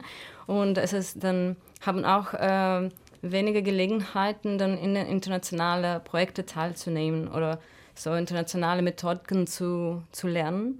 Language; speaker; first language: German; non-native, fluent; Russian